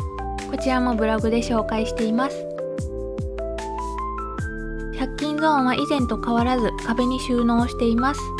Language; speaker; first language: Japanese; native; Japanese